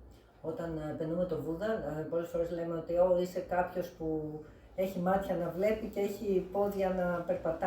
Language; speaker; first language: Greek; native; Greek